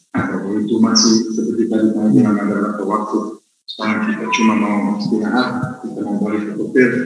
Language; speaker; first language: Indonesian; non-native, fluent; Serbian